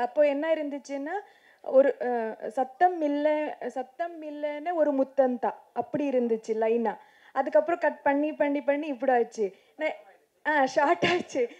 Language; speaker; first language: Tamil; non-native, learner; Kannada